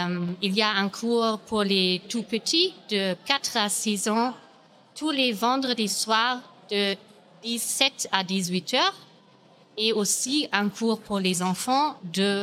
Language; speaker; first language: French; non-native, fluent; German